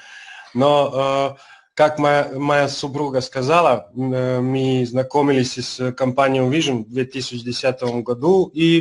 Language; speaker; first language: Russian; non-native, learner; Serbian